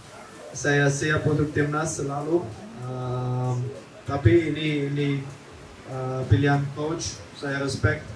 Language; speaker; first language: Indonesian; non-native, fluent; Dutch